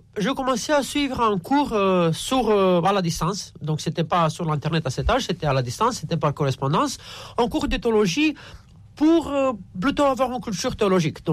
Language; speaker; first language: French; non-native, fluent; Romanian